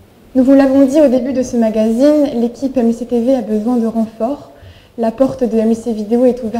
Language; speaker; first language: French; native; French